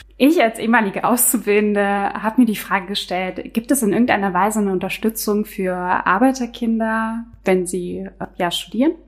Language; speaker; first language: German; native; German